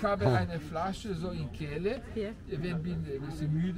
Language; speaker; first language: German; non-native, learner; Slovenian